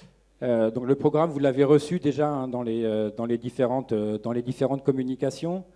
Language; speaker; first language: French; native; French